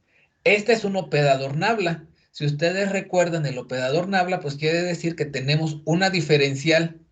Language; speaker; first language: Spanish; native; Spanish